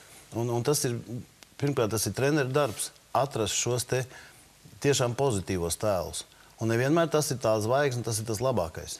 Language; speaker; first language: Latvian; native; Latvian